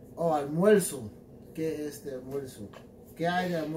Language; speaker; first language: Spanish; non-native, learner; English